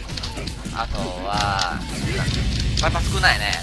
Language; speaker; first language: Japanese; non-native, learner; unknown